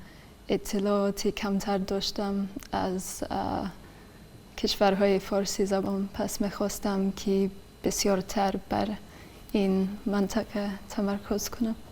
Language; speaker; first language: Persian; non-native, fluent; English